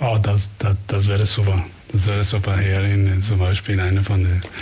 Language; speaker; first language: German; non-native, fluent; Spanish